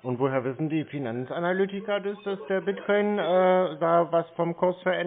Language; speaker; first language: German; native; German